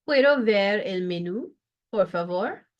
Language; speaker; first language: Spanish; non-native, fluent; English